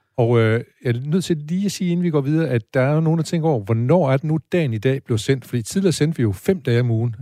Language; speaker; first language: Danish; native; Danish